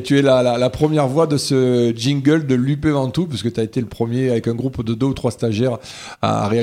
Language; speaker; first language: French; native; French